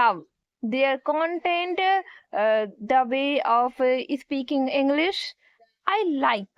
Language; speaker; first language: English; non-native, learner; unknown